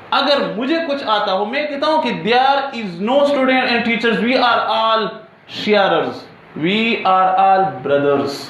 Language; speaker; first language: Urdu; non-native, local second language; Pashto